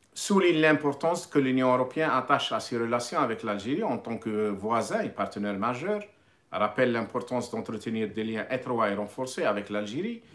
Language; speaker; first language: French; non-native, local second language; Arabic